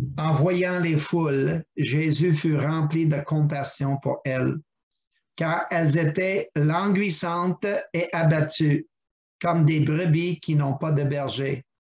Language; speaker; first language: French; non-native, local second language; English